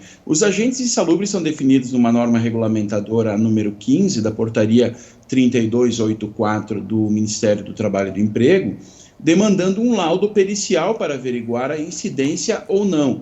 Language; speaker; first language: Portuguese; native; Portuguese